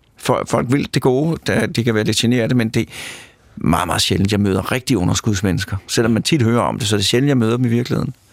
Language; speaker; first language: Danish; native; Danish